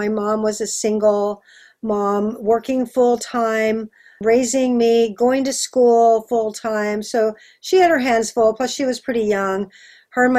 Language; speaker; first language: English; native; English